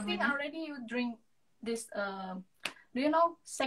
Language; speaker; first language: English; non-native, learner; Indonesian